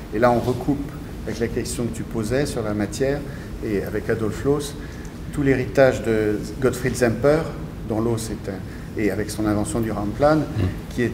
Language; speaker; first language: French; native; French